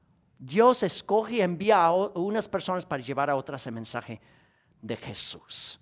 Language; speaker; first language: Spanish; native; Spanish